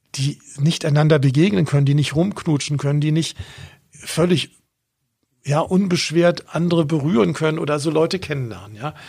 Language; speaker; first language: German; native; German